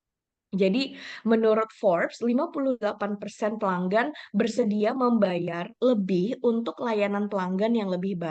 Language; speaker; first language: Indonesian; native; Indonesian